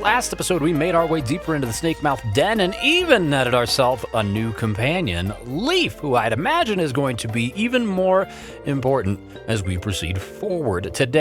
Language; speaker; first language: English; native; English